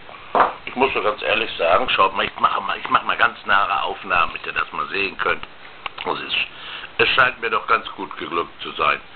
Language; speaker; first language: German; native; German